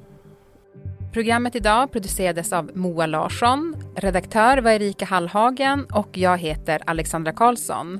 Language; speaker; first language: Swedish; native; Swedish